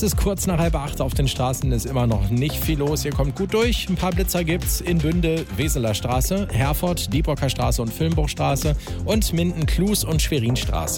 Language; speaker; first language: German; native; German